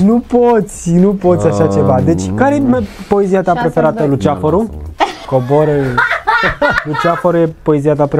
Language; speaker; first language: Romanian; native; Romanian